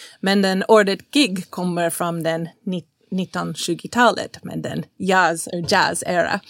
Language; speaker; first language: Swedish; non-native, fluent; English